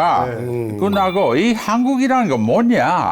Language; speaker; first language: Korean; non-native, fluent; English